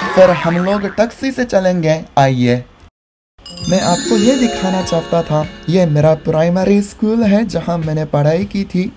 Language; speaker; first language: Hindi; non-native, fluent; Japanese